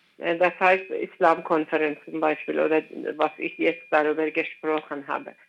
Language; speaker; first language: German; non-native, fluent; Persian